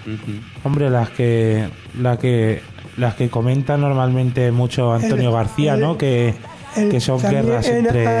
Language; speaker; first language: Spanish; native; Spanish